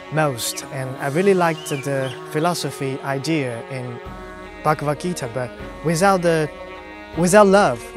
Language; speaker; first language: English; non-native, learner; Chinese